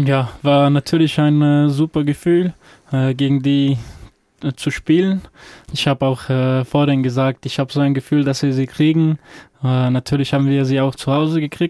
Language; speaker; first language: German; non-native, fluent; Croatian